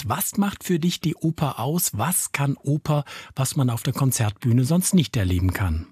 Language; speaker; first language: German; native; German